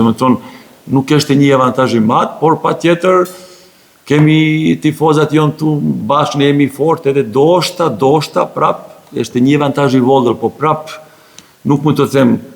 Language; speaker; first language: Albanian; non-native, learner; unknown